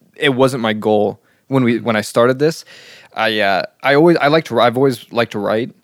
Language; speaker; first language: English; native; English